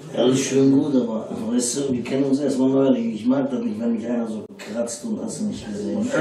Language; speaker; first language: German; non-native, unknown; Turkish